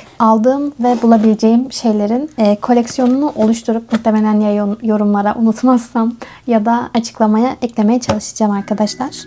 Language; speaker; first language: Turkish; native; Turkish